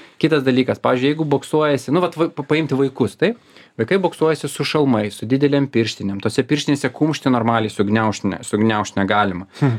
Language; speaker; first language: Lithuanian; non-native, local second language; Russian